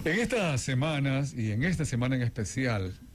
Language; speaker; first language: Spanish; native; Spanish